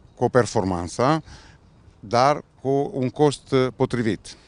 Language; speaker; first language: Romanian; non-native, fluent; Italian